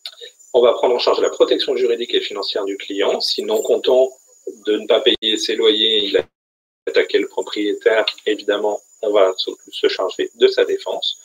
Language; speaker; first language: French; native; French